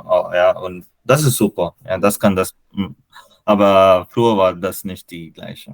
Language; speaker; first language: German; non-native, learner; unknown